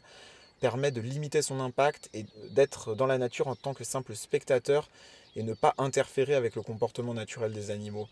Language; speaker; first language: French; native; French